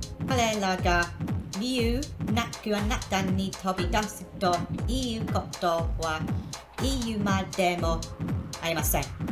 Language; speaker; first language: Japanese; non-native, learner; English